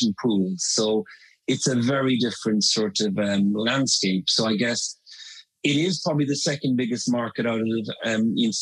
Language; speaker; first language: English; native; English